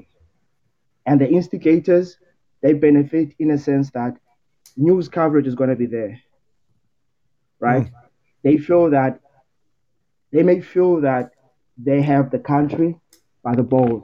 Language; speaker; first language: English; non-native, local second language; Xhosa